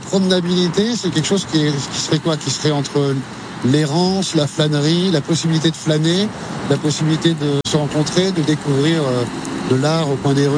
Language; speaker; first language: French; native; French